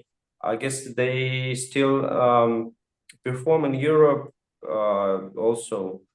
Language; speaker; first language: English; non-native, fluent; Russian